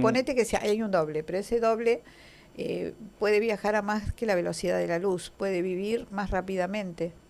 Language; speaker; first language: Spanish; native; Spanish